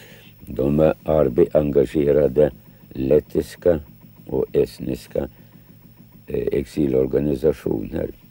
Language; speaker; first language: Swedish; non-native, fluent; Lithuanian